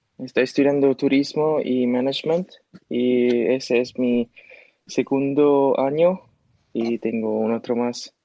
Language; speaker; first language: Spanish; non-native, learner; Chinese